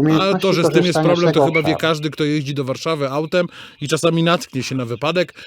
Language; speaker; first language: Polish; native; Polish